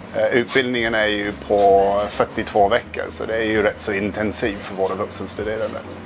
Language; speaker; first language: Swedish; non-native, fluent; English